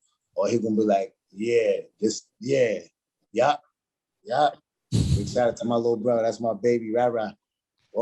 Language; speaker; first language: English; native; English